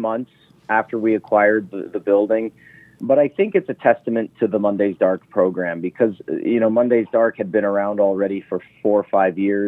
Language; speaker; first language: English; native; English